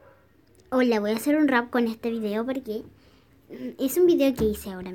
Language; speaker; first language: Spanish; native; Spanish